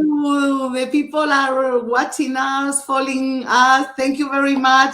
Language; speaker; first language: English; non-native, learner; Portuguese